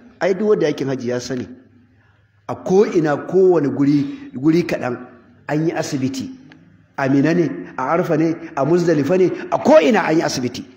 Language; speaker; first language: Hausa; native; Hausa